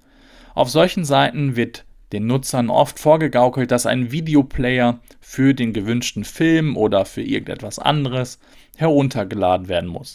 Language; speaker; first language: German; native; German